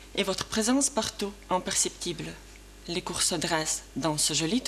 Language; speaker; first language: French; non-native, fluent; Ukrainian